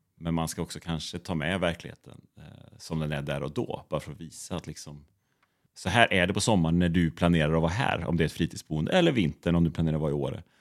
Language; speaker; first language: Swedish; native; Swedish